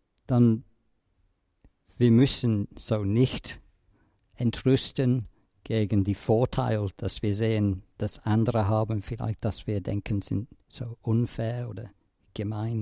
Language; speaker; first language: German; non-native, fluent; English